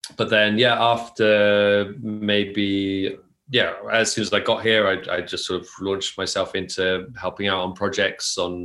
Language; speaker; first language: English; native; English